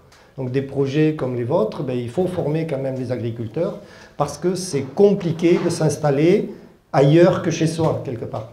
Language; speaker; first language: French; early bilingual, other home language; German